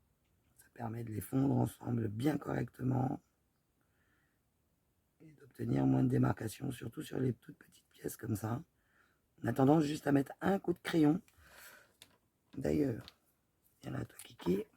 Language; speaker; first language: French; native; French